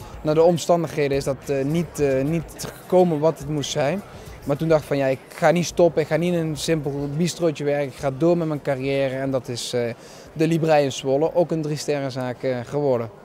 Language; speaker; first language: Dutch; non-native, fluent; Spanish